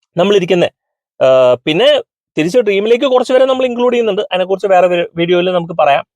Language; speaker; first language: Malayalam; native; Malayalam